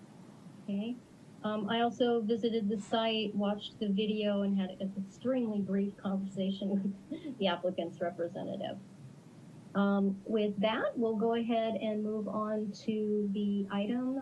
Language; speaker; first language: English; native; English